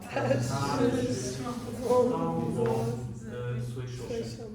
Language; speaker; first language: Chinese; non-native, learner; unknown